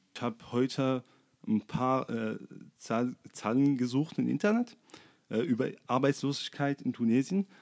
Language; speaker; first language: German; non-native, fluent; Arabic